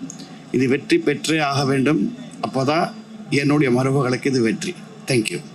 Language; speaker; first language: Tamil; native; Tamil